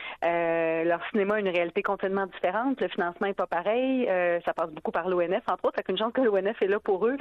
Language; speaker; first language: French; native; French